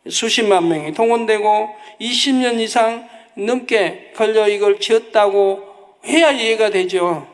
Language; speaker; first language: Korean; native; Korean